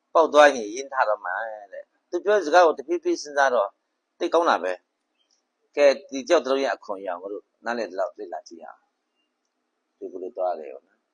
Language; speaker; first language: Burmese; non-native, local second language; Kachin